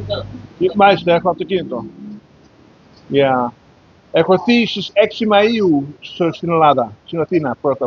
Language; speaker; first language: Greek; early bilingual, heritage; Greek